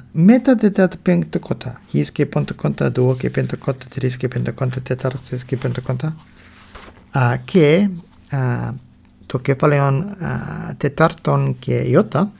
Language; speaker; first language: Greek; non-native, learner; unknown